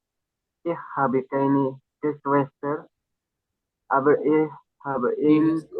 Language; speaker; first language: German; non-native, learner; Indonesian